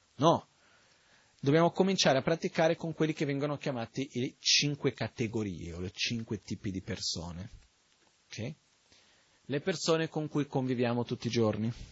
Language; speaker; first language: Italian; non-native, fluent; Portuguese